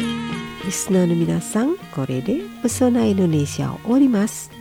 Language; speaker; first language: Japanese; non-native, fluent; Indonesian